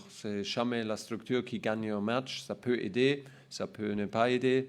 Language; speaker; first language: French; non-native, learner; German